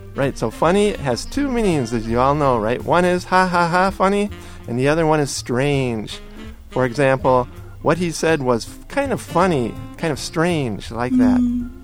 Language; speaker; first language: English; native; English